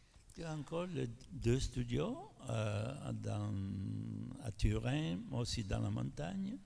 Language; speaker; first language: French; non-native, fluent; Italian